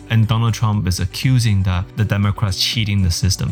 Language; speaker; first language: English; early bilingual, other home language; Chinese